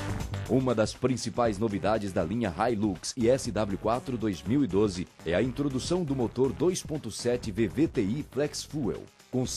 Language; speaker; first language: Portuguese; native; Portuguese